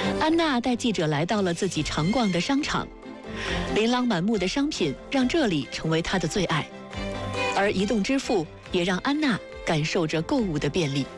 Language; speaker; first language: Chinese; native; Chinese